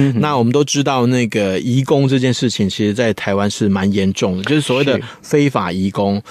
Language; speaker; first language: Chinese; native; Chinese